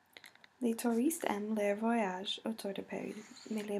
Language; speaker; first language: French; non-native, learner; English